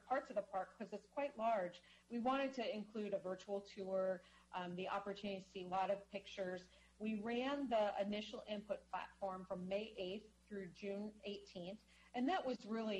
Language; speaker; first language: English; native; English